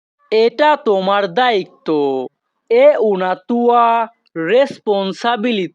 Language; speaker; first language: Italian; non-native, fluent; Bangla